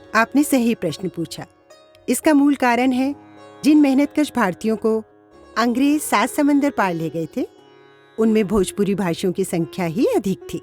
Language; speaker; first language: Hindi; native; Hindi